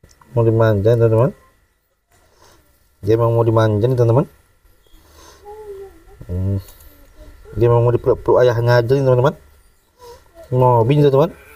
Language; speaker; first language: Indonesian; native; Indonesian